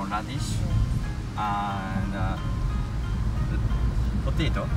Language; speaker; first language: English; non-native, learner; Japanese